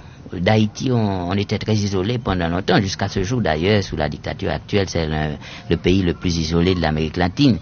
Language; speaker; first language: French; non-native, local second language; Haitian Creole